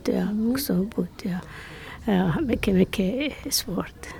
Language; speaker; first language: Swedish; non-native, learner; Persian